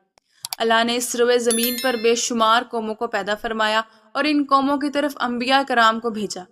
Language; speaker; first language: Urdu; native; Urdu